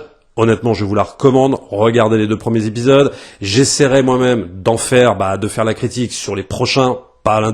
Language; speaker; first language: French; native; French